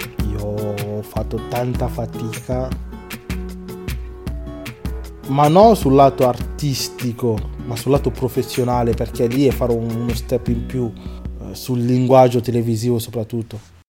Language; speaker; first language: Italian; non-native, fluent; Lingala